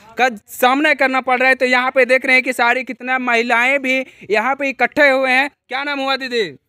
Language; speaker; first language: Hindi; native; Hindi